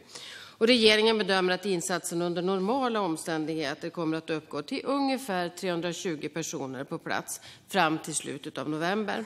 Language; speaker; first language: Swedish; native; Swedish